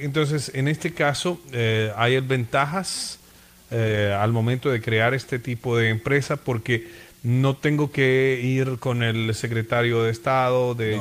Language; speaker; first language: Spanish; native; Spanish